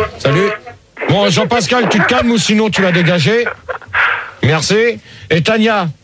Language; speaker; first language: French; native; French